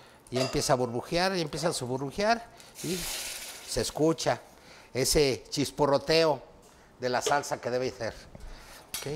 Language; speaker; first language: Spanish; native; Spanish